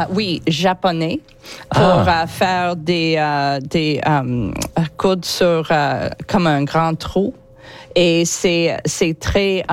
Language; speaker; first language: French; non-native, learner; English